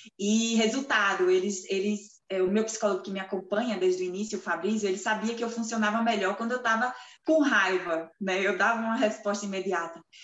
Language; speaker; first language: Portuguese; native; Portuguese